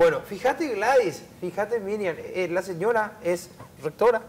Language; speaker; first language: Spanish; native; Spanish